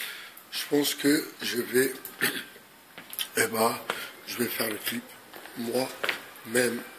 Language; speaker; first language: French; native; French